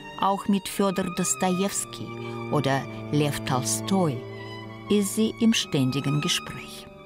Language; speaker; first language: German; non-native, fluent; Russian